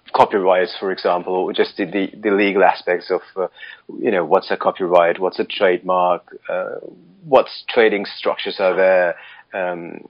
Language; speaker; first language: English; non-native, fluent; Russian